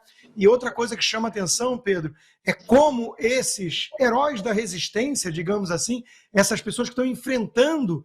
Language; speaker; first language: Portuguese; native; Portuguese